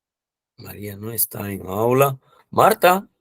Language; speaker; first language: Portuguese; non-native, fluent; Spanish